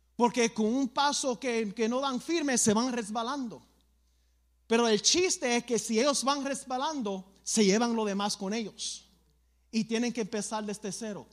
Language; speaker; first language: Spanish; early bilingual, other home language; English